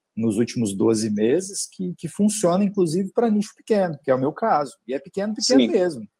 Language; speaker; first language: Portuguese; native; Portuguese